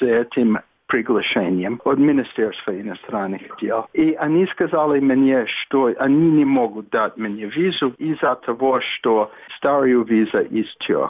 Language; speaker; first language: Russian; non-native, fluent; English